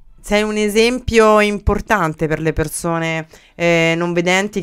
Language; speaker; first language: Italian; native; Italian